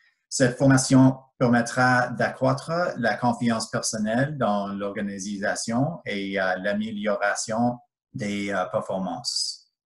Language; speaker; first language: French; non-native, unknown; English